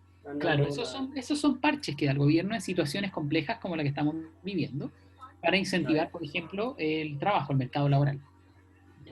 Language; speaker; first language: Spanish; native; Spanish